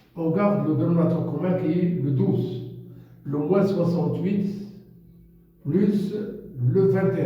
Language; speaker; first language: French; non-native, local second language; Arabic